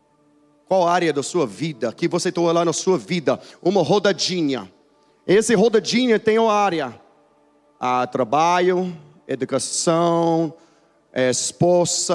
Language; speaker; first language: Portuguese; non-native, learner; English